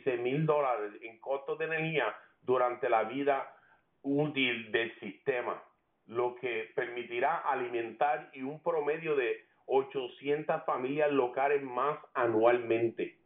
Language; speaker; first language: Spanish; early bilingual, heritage; Spanish